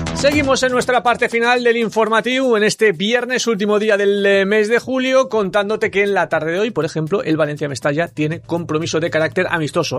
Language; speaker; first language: Spanish; native; Spanish